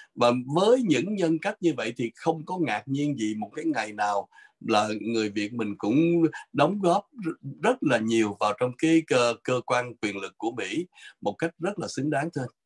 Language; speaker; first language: Vietnamese; native; Vietnamese